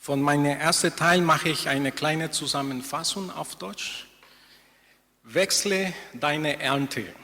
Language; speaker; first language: German; non-native, fluent; Spanish